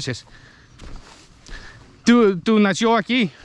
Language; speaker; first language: Spanish; non-native, learner; English